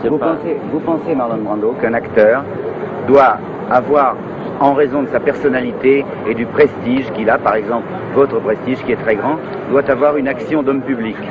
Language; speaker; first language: French; native; French